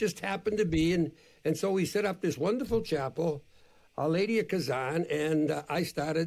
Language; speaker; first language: English; native; English